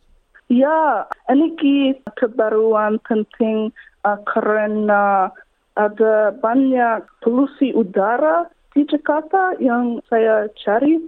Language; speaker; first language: Indonesian; non-native, learner; English